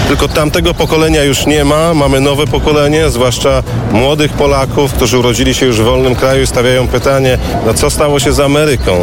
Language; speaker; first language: Polish; native; Polish